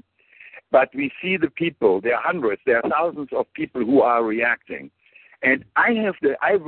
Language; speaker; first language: English; non-native, fluent; German